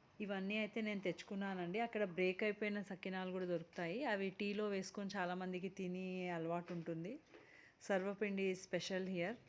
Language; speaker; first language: Telugu; non-native, local second language; Hindi